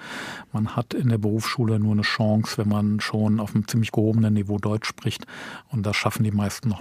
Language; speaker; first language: German; native; German